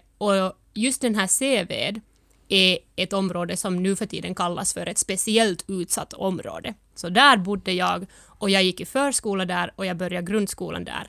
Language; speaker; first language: Swedish; early bilingual, other home language; Finnish